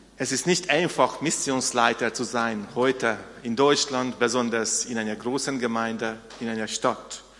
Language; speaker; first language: German; non-native, fluent; Hungarian